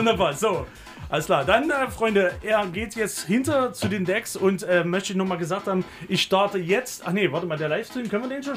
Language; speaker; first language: German; native; German